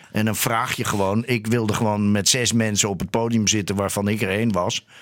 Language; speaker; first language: Dutch; native; Dutch